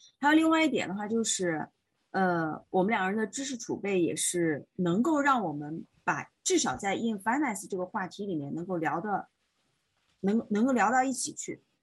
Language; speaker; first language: Chinese; native; Chinese